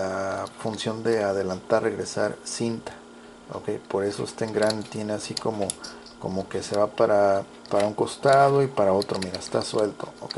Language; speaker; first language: Spanish; native; Spanish